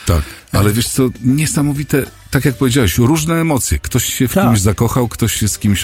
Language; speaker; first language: Polish; native; Polish